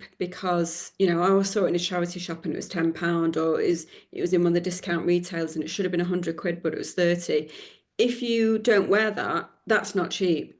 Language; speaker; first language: English; native; English